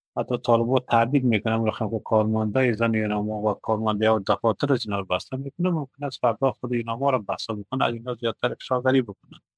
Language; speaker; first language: Persian; native; Persian